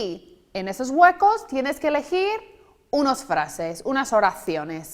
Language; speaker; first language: Spanish; non-native, fluent; English